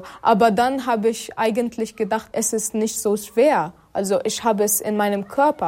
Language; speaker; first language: German; non-native, fluent; Arabic